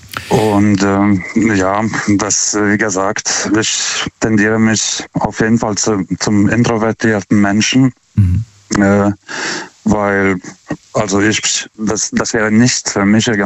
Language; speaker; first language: German; non-native, fluent; Lithuanian